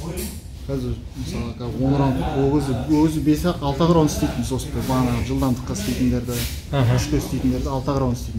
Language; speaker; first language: Kazakh; native; Kazakh